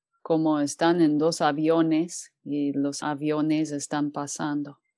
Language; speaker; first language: Spanish; non-native, fluent; English